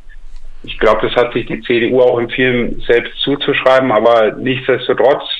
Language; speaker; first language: German; native; German